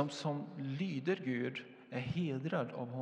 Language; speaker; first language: Swedish; non-native, fluent; Portuguese